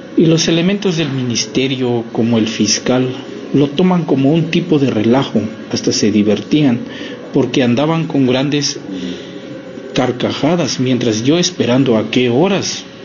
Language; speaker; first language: Spanish; non-native, local second language; Tzotzil